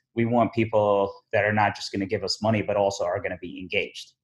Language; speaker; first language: English; early bilingual, other home language; Somali